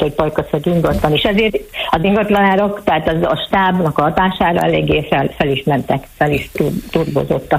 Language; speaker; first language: Hungarian; native; Hungarian